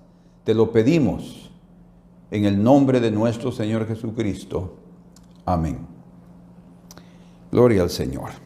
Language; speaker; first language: Spanish; native; Spanish